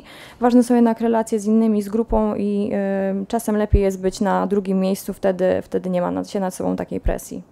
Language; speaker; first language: Polish; native; Polish